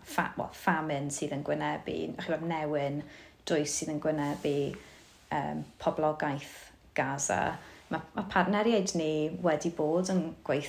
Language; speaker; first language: Welsh; native; Welsh